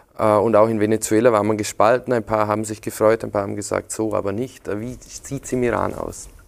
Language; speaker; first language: German; native; German